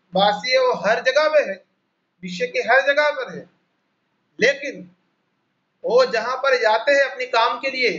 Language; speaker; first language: Hindi; non-native, local second language; Bangla